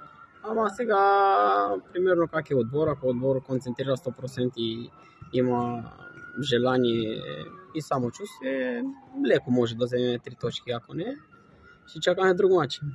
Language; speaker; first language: Bulgarian; non-native, learner; Romanian